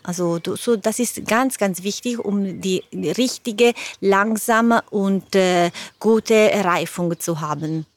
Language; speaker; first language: German; non-native, learner; Italian